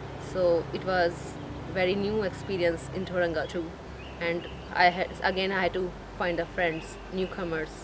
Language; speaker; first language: English; non-native, learner; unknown